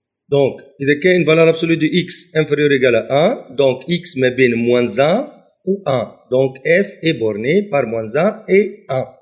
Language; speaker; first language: French; non-native, local second language; Arabic